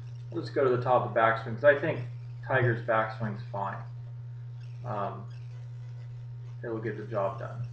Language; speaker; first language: English; native; English